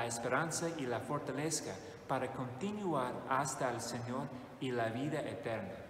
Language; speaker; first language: Spanish; non-native, fluent; English